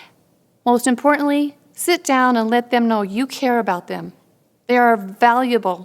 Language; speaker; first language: English; native; English